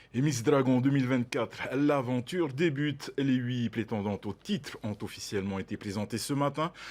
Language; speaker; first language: French; native; French